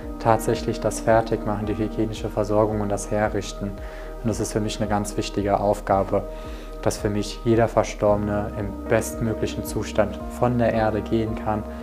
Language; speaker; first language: German; native; German